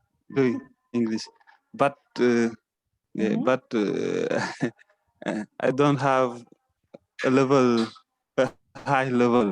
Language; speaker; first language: English; non-native, learner; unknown